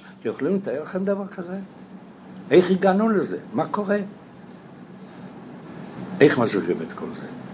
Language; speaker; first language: Hebrew; non-native, fluent; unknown